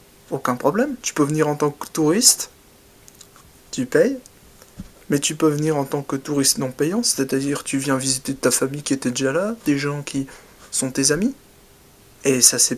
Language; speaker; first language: French; native; French